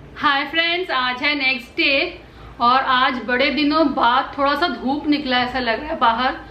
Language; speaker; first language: Hindi; non-native, local second language; Bangla